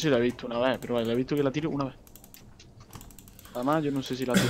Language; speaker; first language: Spanish; native; Spanish